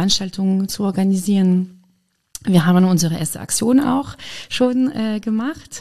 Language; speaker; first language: German; non-native, fluent; French